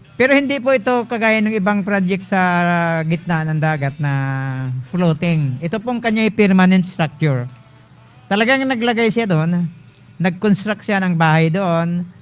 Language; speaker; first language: Filipino; native; Filipino